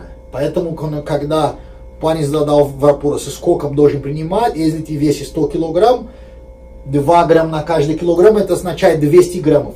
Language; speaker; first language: Russian; non-native, fluent; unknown